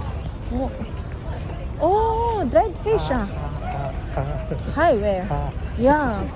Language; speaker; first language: English; non-native, local second language; Filipino